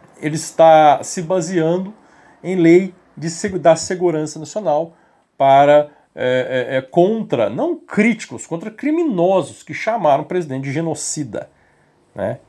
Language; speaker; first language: Portuguese; native; Portuguese